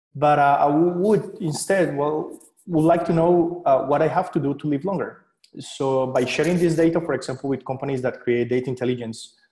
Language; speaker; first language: English; non-native, fluent; Spanish